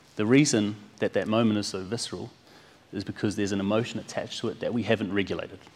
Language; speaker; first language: English; native; English